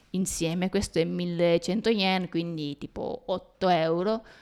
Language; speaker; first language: Italian; non-native, fluent; Japanese